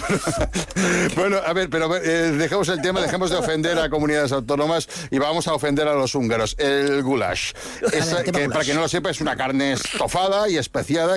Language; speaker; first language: Spanish; native; Spanish